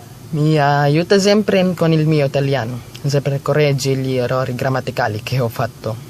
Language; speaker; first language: Italian; non-native, learner; Filipino